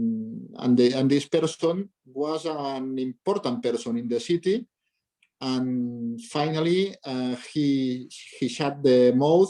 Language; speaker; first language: English; non-native, learner; Catalan